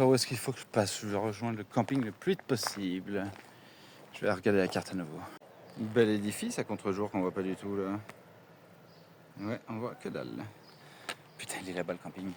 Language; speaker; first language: French; native; French